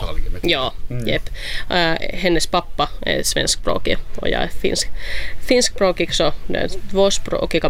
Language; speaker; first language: Swedish; non-native, local second language; Finnish